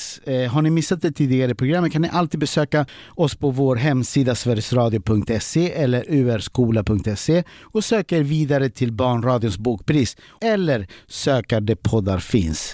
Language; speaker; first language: Swedish; native; Swedish